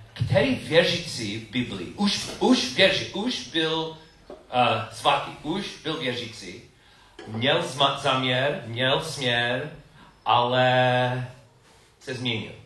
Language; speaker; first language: Czech; non-native, learner; English